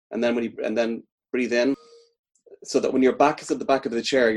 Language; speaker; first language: English; native; English